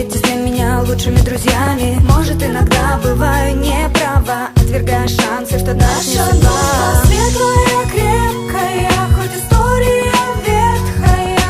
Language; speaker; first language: Russian; native; Russian